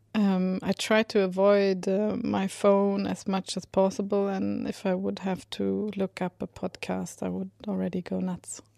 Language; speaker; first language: English; non-native, fluent; Swedish